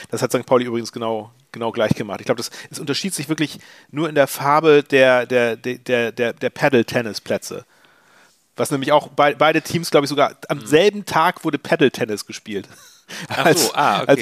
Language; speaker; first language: German; native; German